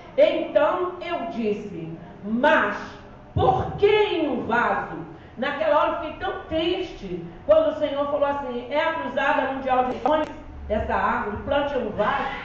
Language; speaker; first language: Portuguese; native; Portuguese